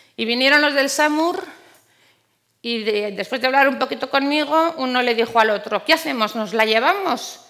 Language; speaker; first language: Spanish; native; Spanish